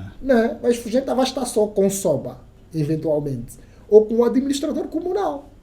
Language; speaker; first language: Portuguese; non-native, local second language; Kongo